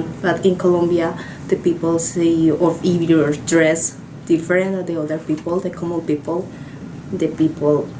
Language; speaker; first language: English; non-native, learner; Spanish